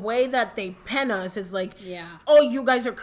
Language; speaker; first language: English; early bilingual, other home language; Spanish